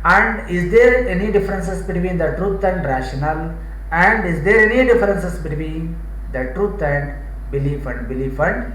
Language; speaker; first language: English; non-native, local second language; Kannada